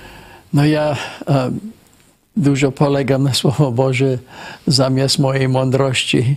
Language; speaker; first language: Polish; non-native, fluent; English